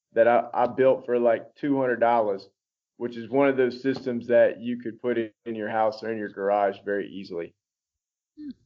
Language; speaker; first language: English; native; English